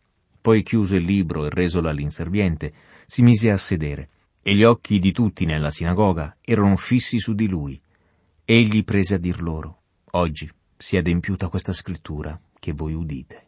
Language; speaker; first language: Italian; native; Italian